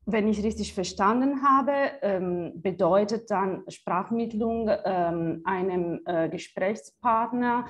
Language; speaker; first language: German; non-native, fluent; Italian